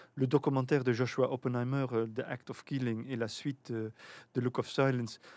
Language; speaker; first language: French; native; French